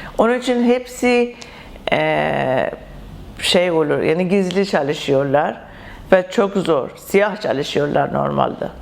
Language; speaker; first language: Turkish; non-native, learner; Persian